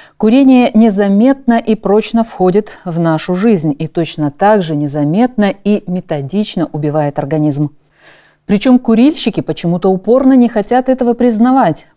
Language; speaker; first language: Russian; native; Russian